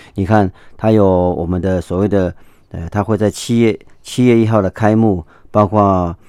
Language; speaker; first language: Chinese; non-native, local second language; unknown